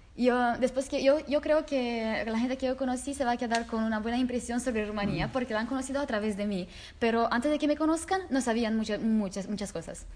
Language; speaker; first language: Spanish; non-native, fluent; Romanian